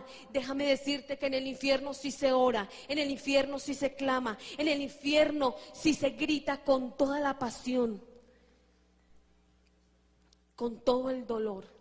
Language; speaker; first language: Spanish; native; Spanish